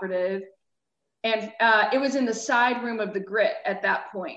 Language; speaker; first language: English; native; English